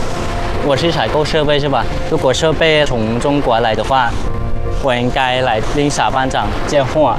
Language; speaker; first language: Chinese; non-native, learner; Thai